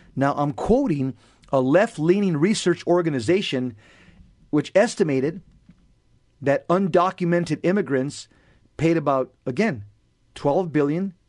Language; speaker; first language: English; early bilingual, other home language; Spanish